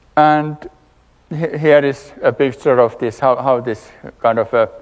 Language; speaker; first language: English; non-native, fluent; Finnish